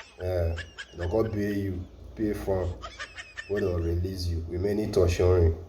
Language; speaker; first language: Nigerian Pidgin; native; Nigerian Pidgin